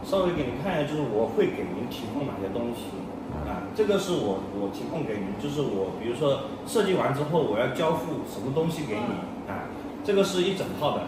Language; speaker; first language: Chinese; native; Chinese